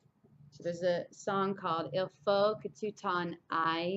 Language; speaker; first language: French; non-native, fluent; English